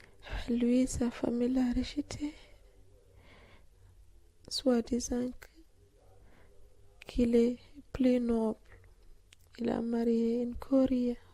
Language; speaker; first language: French; non-native, local second language; Fula